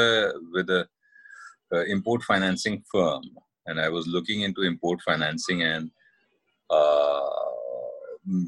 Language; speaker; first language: English; non-native, local second language; Hindi